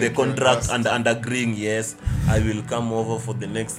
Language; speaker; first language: English; non-native, local second language; Luo (Kenya and Tanzania)